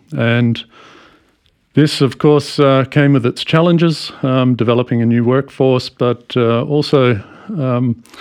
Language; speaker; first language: English; native; English